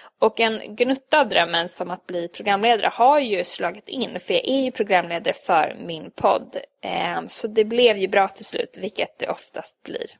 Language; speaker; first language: Swedish; early bilingual, other home language; Hungarian